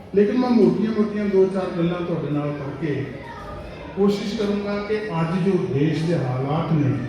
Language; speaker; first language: Hindi; non-native, local second language; Punjabi